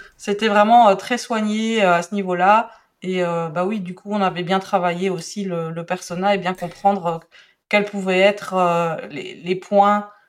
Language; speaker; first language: French; native; French